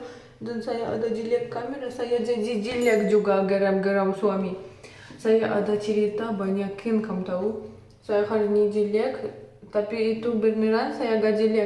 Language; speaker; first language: Indonesian; non-native, learner; Russian